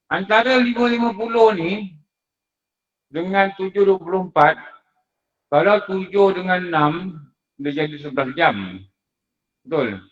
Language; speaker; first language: Malay; native; Malay